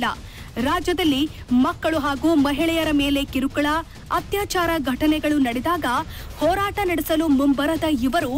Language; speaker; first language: Kannada; native; Kannada